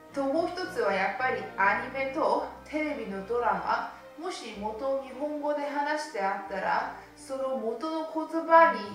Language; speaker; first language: Japanese; early bilingual, other home language; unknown